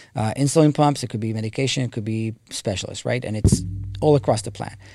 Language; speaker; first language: English; non-native, fluent; Hebrew